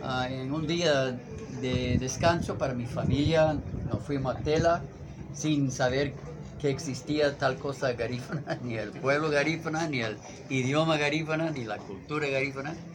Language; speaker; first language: Spanish; non-native, fluent; English